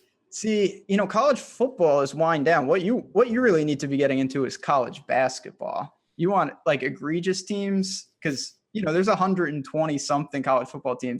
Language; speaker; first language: English; native; English